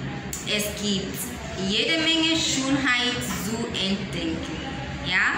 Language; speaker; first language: German; non-native, learner; English